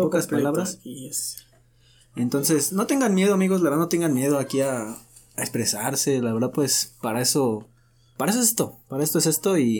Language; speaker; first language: Spanish; native; Spanish